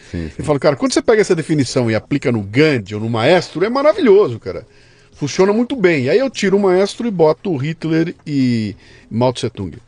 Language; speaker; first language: Portuguese; native; Portuguese